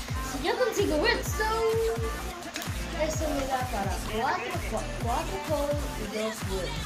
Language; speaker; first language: Spanish; early bilingual, heritage; Spanish